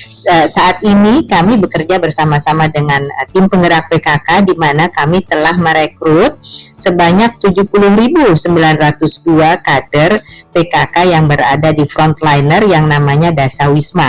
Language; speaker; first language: Indonesian; native; Indonesian